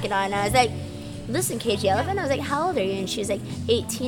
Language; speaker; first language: English; native; English